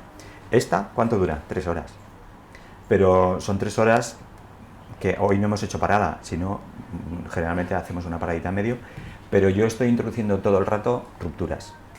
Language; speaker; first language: Spanish; native; Spanish